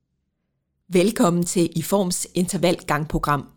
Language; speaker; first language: Danish; native; Danish